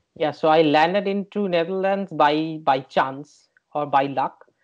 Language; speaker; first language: English; non-native, local second language; Bangla